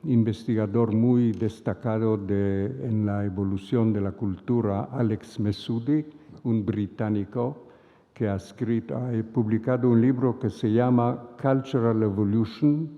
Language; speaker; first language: Spanish; non-native, fluent; Hebrew